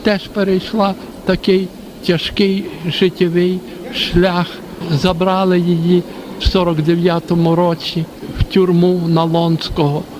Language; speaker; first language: Ukrainian; native; Ukrainian